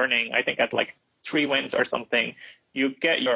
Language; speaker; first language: English; non-native, fluent; Dutch